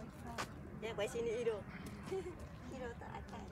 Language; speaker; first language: Japanese; non-native, learner; Vietnamese